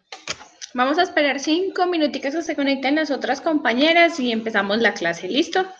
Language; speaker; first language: Spanish; native; Spanish